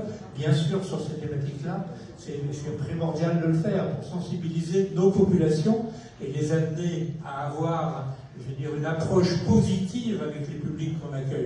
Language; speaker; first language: French; native; French